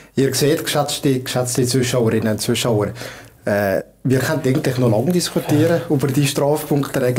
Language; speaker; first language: German; native; German